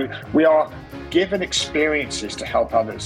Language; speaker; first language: English; native; English